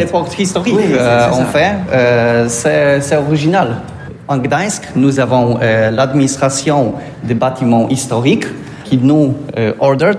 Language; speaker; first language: French; non-native, learner; Polish